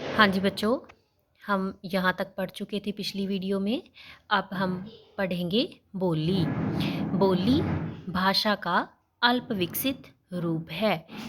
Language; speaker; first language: Hindi; non-native, local second language; Punjabi